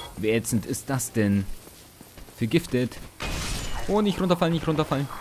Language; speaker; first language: German; early bilingual, other home language; Ukrainian